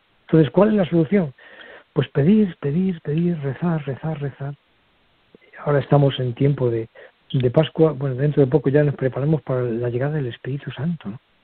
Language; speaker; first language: Spanish; native; Spanish